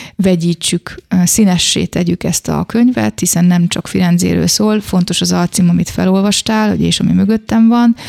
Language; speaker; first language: Hungarian; native; Hungarian